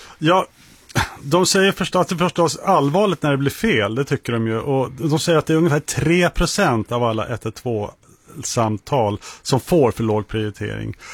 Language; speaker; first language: Swedish; native; Swedish